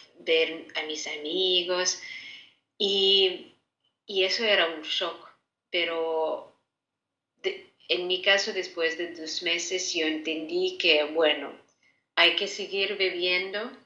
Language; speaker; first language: Spanish; non-native, fluent; Ukrainian